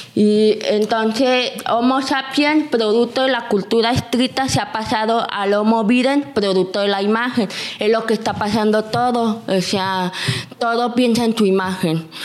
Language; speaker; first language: Spanish; native; Spanish